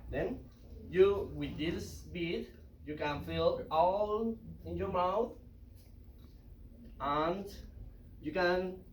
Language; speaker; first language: English; non-native, learner; Spanish